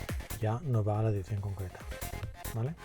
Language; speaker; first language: Spanish; native; Spanish